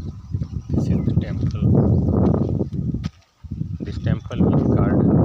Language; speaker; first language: English; non-native, local second language; Gujarati